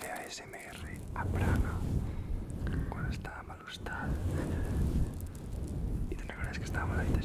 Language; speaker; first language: Spanish; non-native, local second language; Catalan